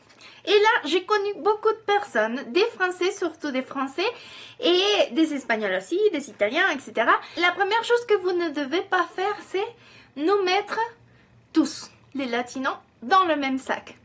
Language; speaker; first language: French; non-native, fluent; Spanish